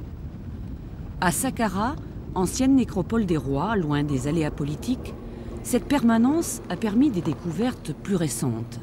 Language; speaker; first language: French; native; French